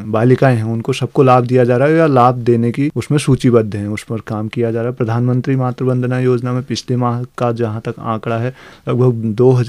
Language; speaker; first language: Hindi; native; Hindi